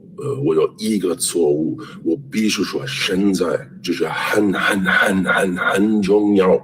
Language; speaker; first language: Chinese; non-native, learner; English